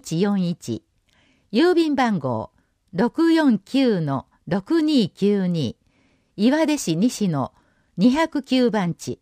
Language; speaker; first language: Japanese; native; Japanese